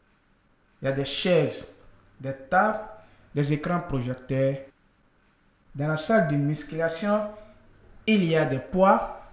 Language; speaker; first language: French; non-native, learner; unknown